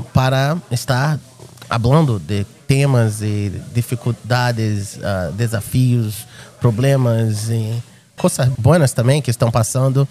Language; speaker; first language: Spanish; non-native, fluent; Portuguese